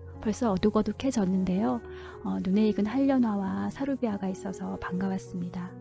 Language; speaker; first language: Korean; native; Korean